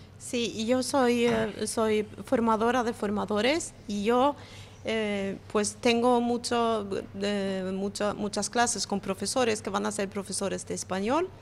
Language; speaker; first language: Spanish; non-native, fluent; Norwegian